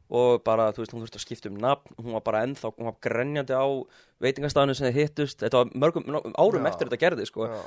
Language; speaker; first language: Icelandic; early bilingual, heritage; Icelandic